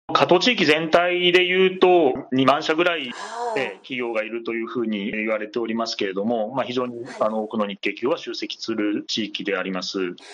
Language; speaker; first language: Japanese; native; Japanese